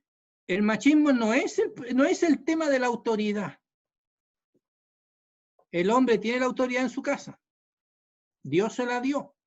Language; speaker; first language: Spanish; native; Spanish